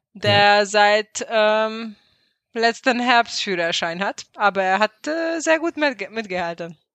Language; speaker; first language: German; non-native, fluent; Hungarian